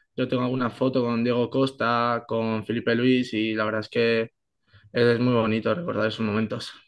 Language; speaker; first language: Spanish; native; Spanish